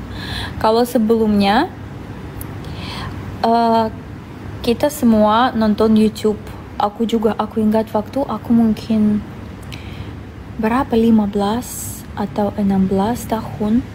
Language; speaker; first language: Indonesian; non-native, fluent; Russian